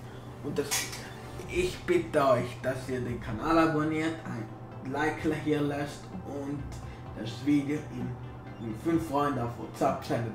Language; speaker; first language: German; non-native, learner; Italian